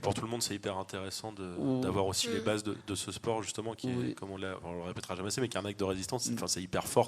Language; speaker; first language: French; native; French